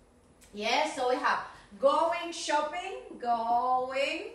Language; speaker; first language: English; non-native, fluent; Spanish